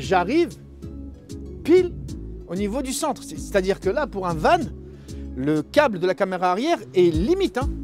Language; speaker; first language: French; native; French